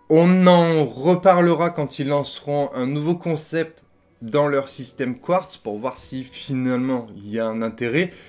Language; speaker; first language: French; native; French